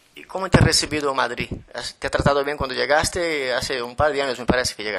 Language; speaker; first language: Spanish; non-native, fluent; Portuguese